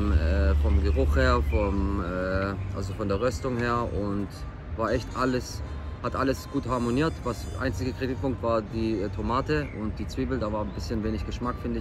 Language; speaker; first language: German; native; German